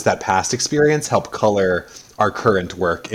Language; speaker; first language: English; native; English